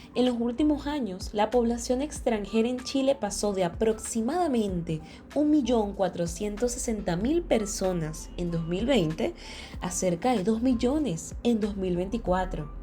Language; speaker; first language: Spanish; native; Spanish